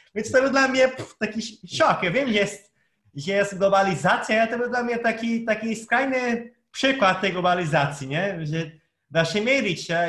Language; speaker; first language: Polish; non-native, fluent; Portuguese